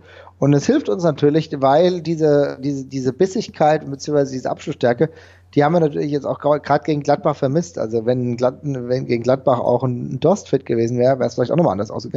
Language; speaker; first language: German; native; German